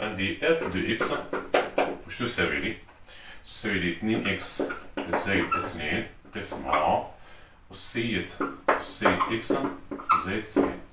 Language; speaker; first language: Arabic; native; Arabic